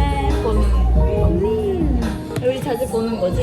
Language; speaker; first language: Korean; non-native, fluent; Japanese